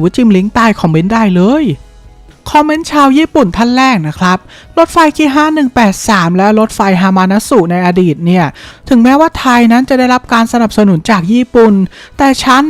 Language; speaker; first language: Thai; native; Thai